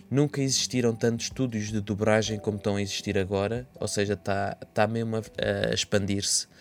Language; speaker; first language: Portuguese; native; Portuguese